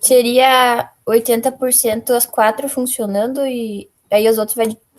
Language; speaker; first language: Portuguese; native; Portuguese